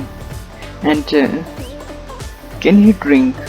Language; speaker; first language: English; non-native, local second language; Punjabi